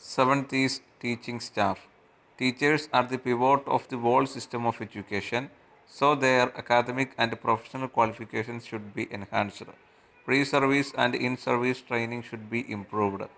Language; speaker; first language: English; non-native, local second language; Malayalam